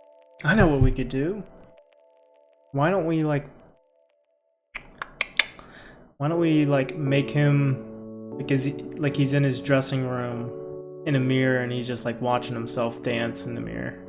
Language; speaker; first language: English; native; English